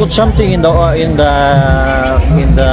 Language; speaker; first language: English; non-native, fluent; Filipino